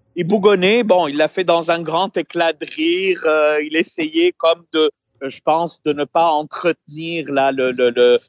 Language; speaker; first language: French; non-native, local second language; Arabic